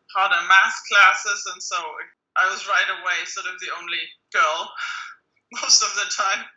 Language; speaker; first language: English; non-native, fluent; German